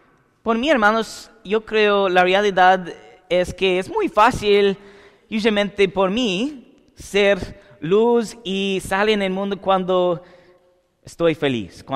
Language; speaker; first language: Spanish; non-native, learner; English